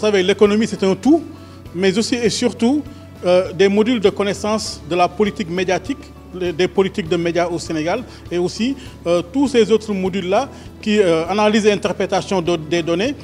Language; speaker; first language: French; non-native, local second language; Wolof